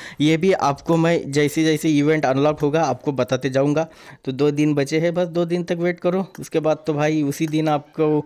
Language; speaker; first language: Hindi; non-native, local second language; Marathi